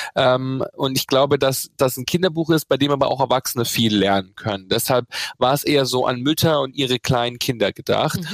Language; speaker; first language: German; native; German